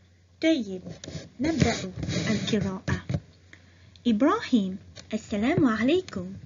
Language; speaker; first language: Arabic; non-native, fluent; Morisyen